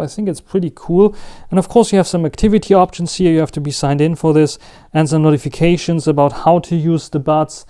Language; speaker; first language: English; non-native, fluent; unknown